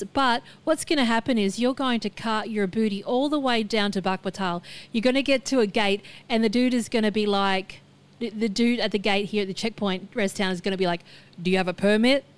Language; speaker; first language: English; native; English